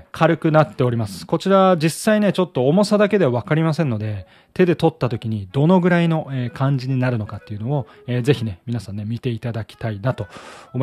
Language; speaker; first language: Japanese; native; Japanese